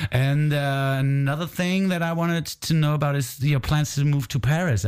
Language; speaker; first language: English; non-native, fluent; German